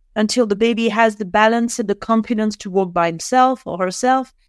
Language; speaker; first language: English; non-native, fluent; French